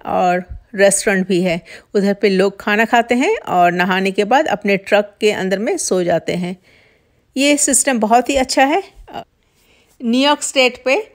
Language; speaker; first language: Hindi; non-native, local second language; Bangla